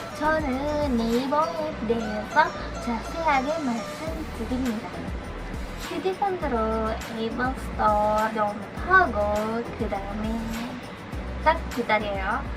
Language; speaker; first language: Korean; non-native, learner; Indonesian